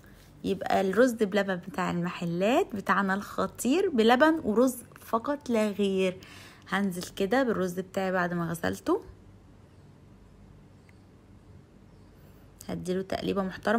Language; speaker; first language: Arabic; native; Arabic